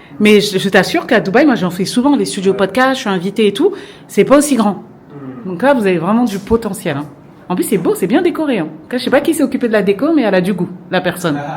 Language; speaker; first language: French; native; French